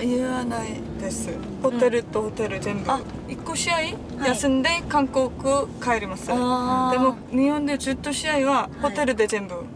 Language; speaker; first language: Japanese; non-native, learner; Korean